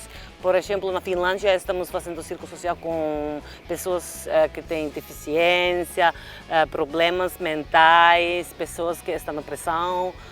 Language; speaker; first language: Portuguese; non-native, learner; Finnish